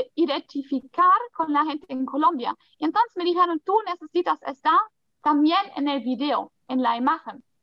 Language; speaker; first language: Spanish; non-native, fluent; German